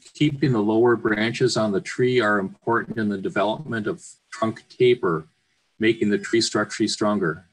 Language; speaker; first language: English; native; English